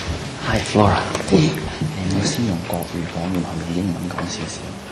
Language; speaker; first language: Chinese; non-native, learner; English